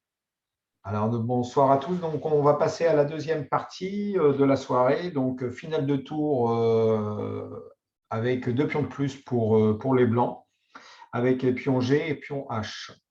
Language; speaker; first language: French; native; French